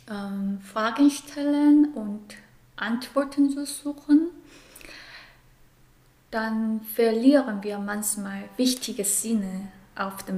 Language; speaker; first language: German; non-native, fluent; Korean